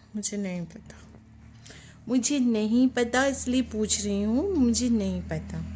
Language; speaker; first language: Hindi; non-native, local second language; Bangla